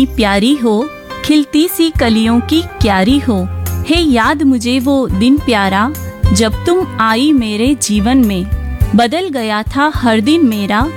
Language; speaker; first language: Hindi; native; Hindi